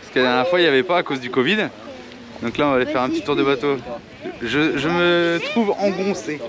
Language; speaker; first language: French; native; French